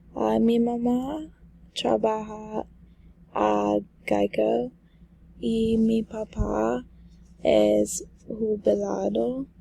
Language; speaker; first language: Spanish; non-native, learner; English